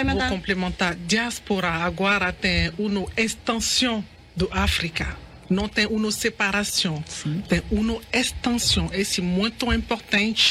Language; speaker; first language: Portuguese; non-native, learner; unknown